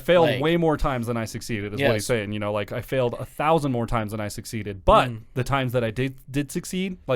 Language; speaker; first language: English; native; English